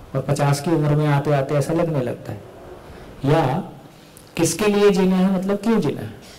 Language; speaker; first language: Hindi; native; Hindi